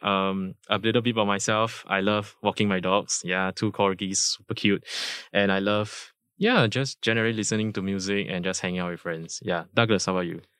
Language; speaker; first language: English; native; English